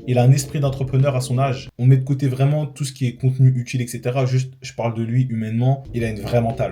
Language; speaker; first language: French; native; French